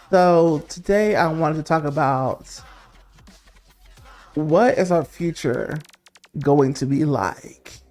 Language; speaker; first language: English; native; English